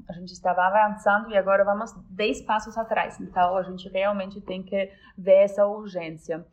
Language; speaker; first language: Portuguese; non-native, fluent; Polish